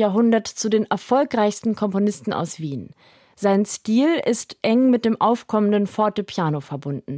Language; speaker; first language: German; native; German